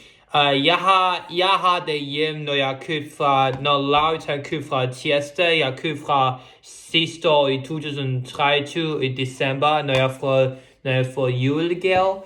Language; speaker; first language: Danish; non-native, local second language; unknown